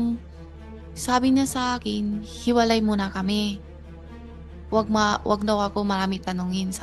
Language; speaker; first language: Filipino; non-native, learner; Chinese